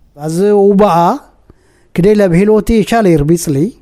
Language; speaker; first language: Hebrew; non-native, fluent; Tigrinya